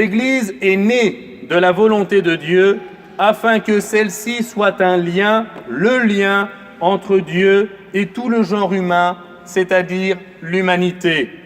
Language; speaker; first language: French; native; French